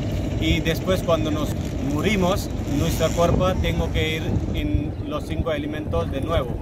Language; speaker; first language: Spanish; non-native, learner; Hindi